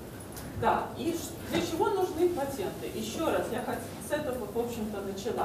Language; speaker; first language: Russian; native; Russian